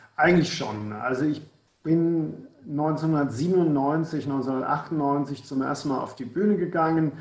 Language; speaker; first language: German; native; German